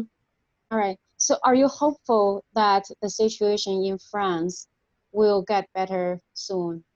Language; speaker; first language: English; non-native, fluent; Chinese